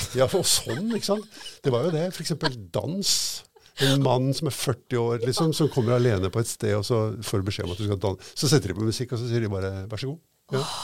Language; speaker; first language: Norwegian; native; Norwegian